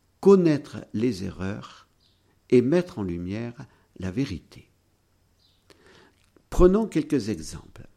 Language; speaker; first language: French; native; French